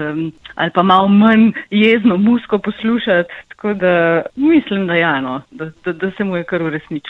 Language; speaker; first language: Slovenian; native; Slovenian